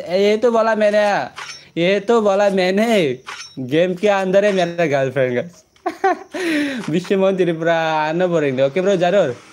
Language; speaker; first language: Hindi; non-native, local second language; Kok Borok